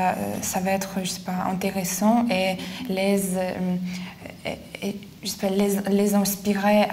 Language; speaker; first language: French; non-native, fluent; Lithuanian